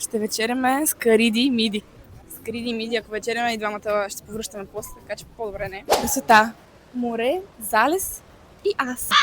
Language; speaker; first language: Bulgarian; native; Bulgarian